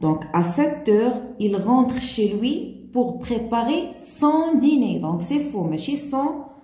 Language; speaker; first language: French; non-native, local second language; Arabic